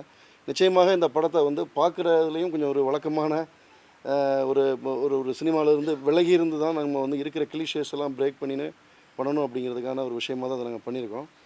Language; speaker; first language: Tamil; native; Tamil